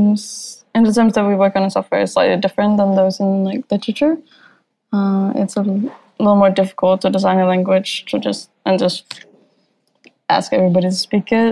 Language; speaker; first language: English; non-native, fluent; Danish